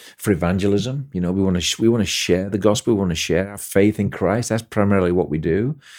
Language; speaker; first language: English; native; English